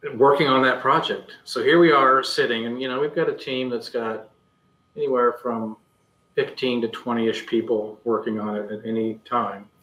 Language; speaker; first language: English; native; English